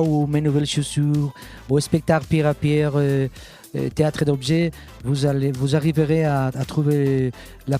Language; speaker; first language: French; non-native, fluent; Catalan